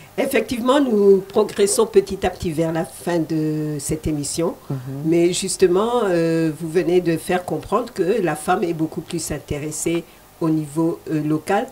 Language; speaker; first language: French; non-native, local second language; Lingala